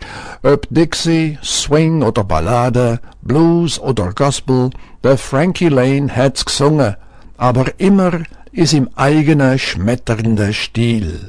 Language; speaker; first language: German; native; German